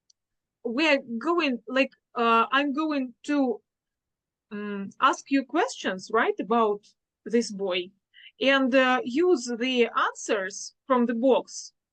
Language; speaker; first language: English; non-native, fluent; Russian